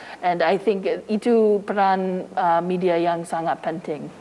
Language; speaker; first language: Indonesian; non-native, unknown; English